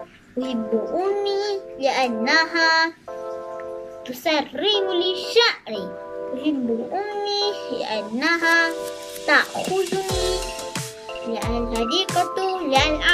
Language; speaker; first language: Arabic; non-native, learner; Malay